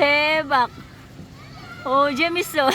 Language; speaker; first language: Korean; non-native, learner; Filipino